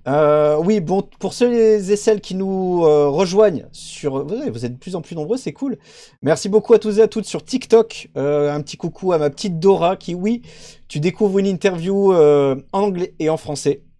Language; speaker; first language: French; native; French